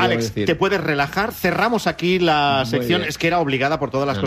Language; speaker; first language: Spanish; native; Spanish